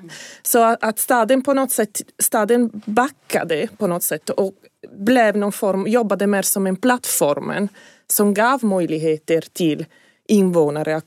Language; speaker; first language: Swedish; non-native, fluent; Italian